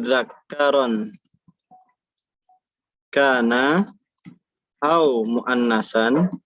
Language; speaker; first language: Arabic; non-native, fluent; Indonesian